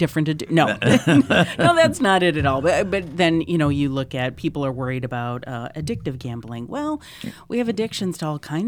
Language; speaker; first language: English; native; English